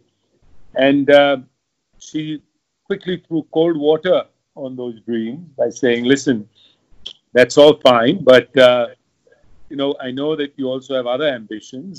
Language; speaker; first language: English; non-native, local second language; Hindi